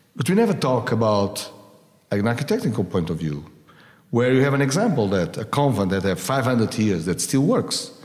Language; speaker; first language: English; non-native, fluent; Portuguese